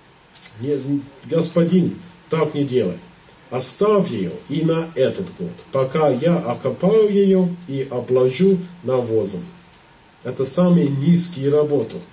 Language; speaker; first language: Russian; non-native, fluent; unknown